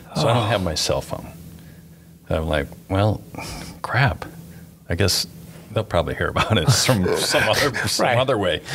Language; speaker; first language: English; native; English